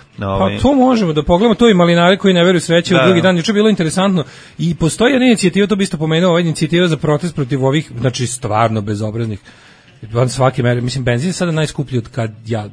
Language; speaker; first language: Serbian; native; Serbian